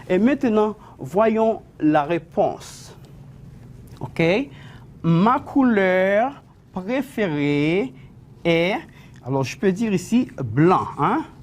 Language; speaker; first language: French; non-native, fluent; Spanish